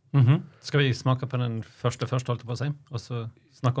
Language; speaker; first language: Norwegian; native; Norwegian